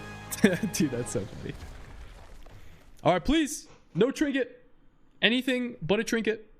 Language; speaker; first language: English; native; English